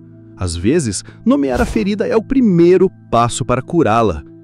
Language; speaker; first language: Portuguese; native; Portuguese